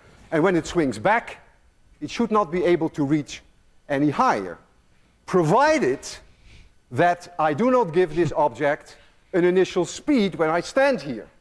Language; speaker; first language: English; non-native, fluent; Dutch